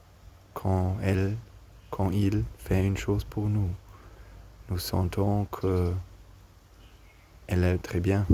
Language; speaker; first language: French; non-native, learner; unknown